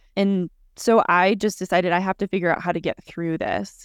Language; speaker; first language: English; early bilingual, other home language; Russian